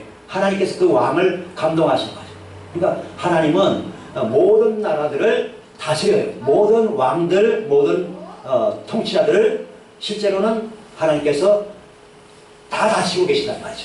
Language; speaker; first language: Korean; native; Korean